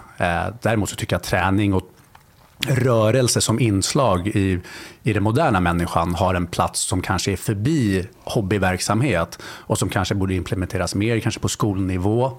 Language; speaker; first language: Swedish; native; Swedish